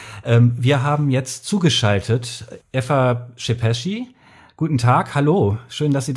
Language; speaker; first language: German; native; German